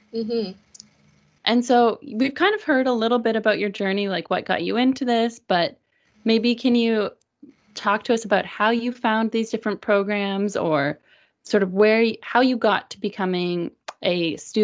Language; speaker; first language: English; native; English